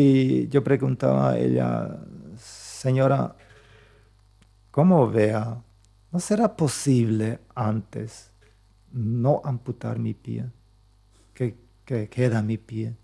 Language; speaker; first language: Spanish; non-native, local second language; Plautdietsch